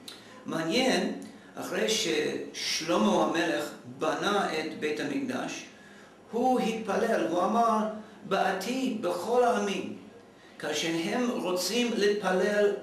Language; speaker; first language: Hebrew; non-native, fluent; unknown